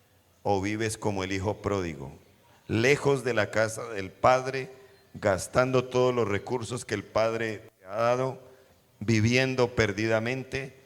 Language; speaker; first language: Spanish; native; Spanish